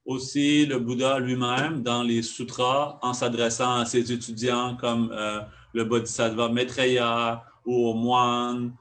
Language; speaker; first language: French; native; French